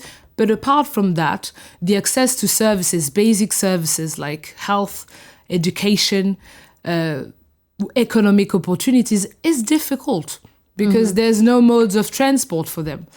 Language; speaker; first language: English; non-native, fluent; French